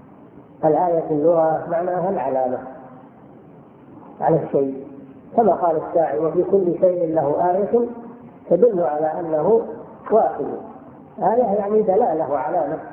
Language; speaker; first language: Arabic; native; Arabic